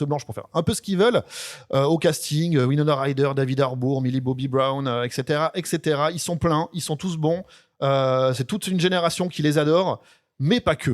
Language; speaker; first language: French; native; French